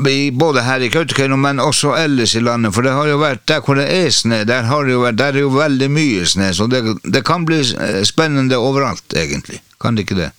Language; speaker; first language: Norwegian; native; Norwegian